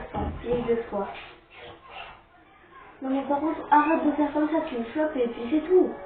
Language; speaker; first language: French; native; French